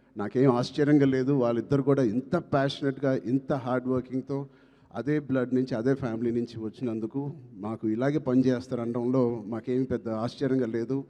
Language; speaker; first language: Telugu; native; Telugu